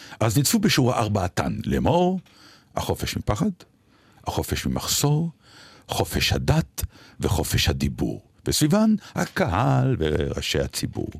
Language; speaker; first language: Hebrew; native; Hebrew